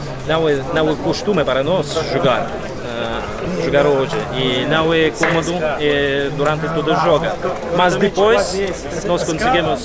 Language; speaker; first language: Portuguese; non-native, fluent; Russian